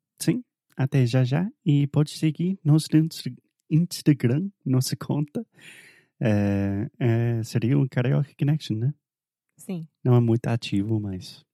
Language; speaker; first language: Portuguese; non-native, fluent; English